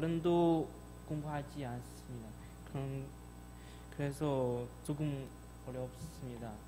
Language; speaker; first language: Korean; non-native, learner; Chinese